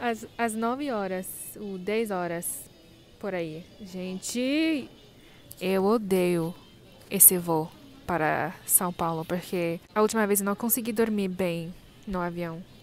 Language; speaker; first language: Portuguese; non-native, fluent; English